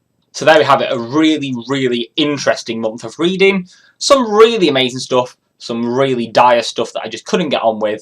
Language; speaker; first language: English; native; English